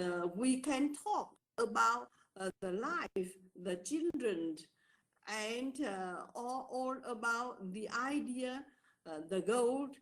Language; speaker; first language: English; non-native, learner; Vietnamese